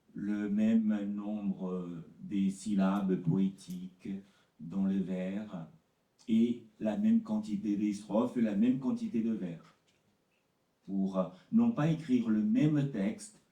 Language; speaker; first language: French; non-native, fluent; Portuguese